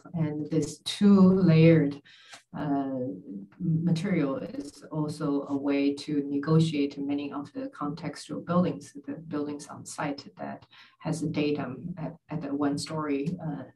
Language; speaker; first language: English; non-native, fluent; Chinese